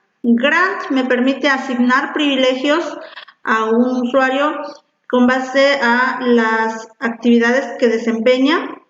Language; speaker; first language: Spanish; native; Spanish